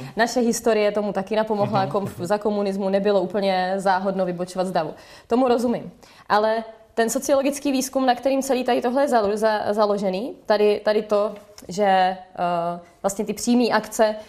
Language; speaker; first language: Czech; native; Czech